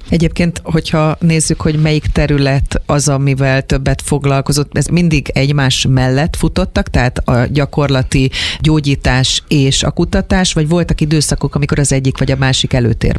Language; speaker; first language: Hungarian; native; Hungarian